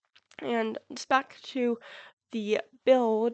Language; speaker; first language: English; native; English